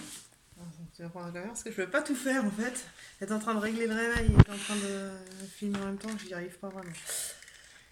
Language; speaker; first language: French; native; French